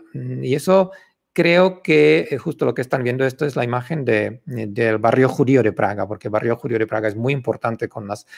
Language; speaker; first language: Spanish; non-native, fluent; Czech